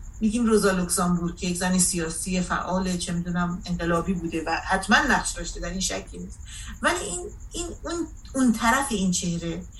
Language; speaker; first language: Persian; native; Persian